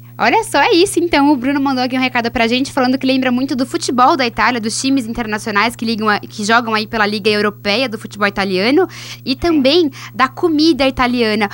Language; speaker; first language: Portuguese; native; Portuguese